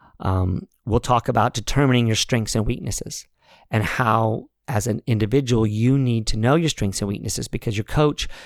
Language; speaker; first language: English; native; English